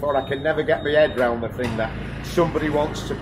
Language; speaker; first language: English; native; English